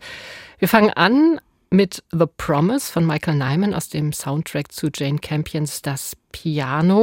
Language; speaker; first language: German; native; German